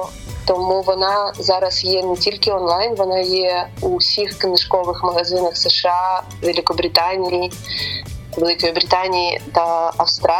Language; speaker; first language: Ukrainian; non-native, local second language; Russian